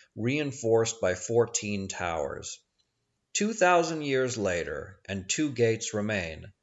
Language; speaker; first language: English; native; English